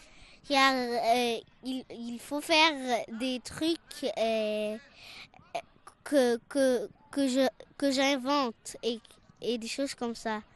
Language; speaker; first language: French; non-native, fluent; Arabic